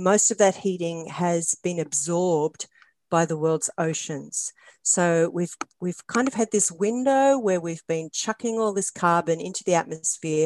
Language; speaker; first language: English; native; English